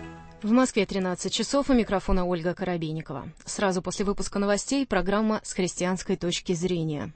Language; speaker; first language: Russian; native; Russian